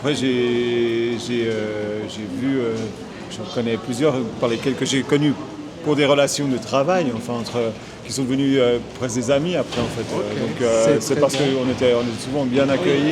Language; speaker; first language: French; native; French